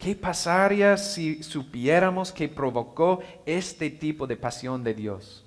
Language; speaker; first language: Spanish; non-native, learner; English